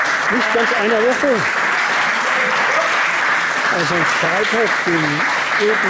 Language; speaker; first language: German; native; German